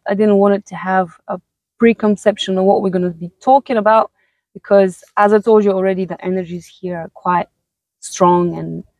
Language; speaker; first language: English; non-native, fluent; Bulgarian